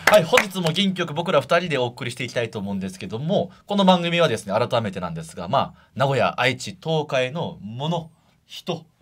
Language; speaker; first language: Japanese; native; Japanese